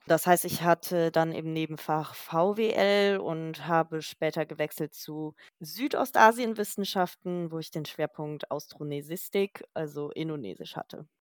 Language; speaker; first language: German; native; German